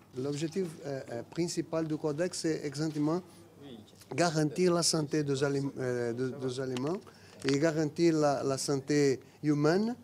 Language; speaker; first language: French; non-native, fluent; Portuguese